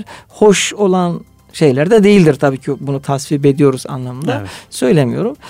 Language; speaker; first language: Turkish; native; Turkish